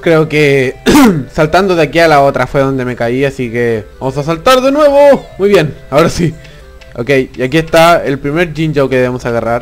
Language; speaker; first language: Spanish; native; Spanish